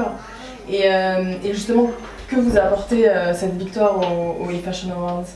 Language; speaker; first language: French; native; French